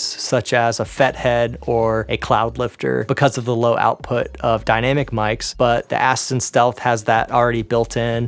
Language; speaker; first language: English; native; English